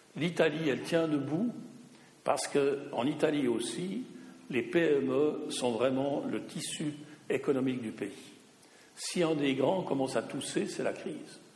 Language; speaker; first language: French; non-native, local second language; German